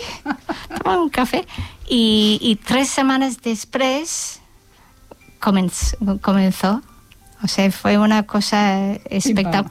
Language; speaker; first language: Catalan; non-native, fluent; English